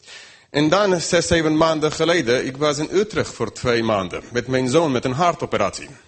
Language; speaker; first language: Dutch; non-native, fluent; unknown